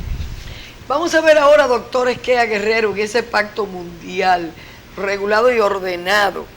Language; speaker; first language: Spanish; native; Spanish